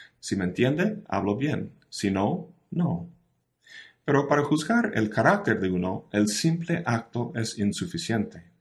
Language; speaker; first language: Spanish; non-native, fluent; English